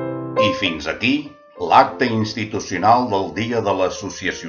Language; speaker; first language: Catalan; native; Catalan